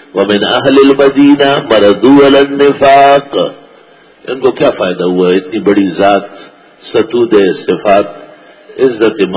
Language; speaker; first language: Urdu; non-native, local second language; Pashto